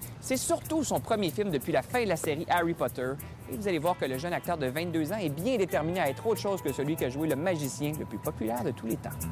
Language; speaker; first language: French; native; French